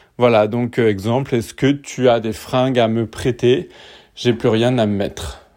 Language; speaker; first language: French; native; French